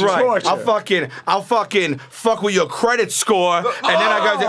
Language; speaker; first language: English; native; English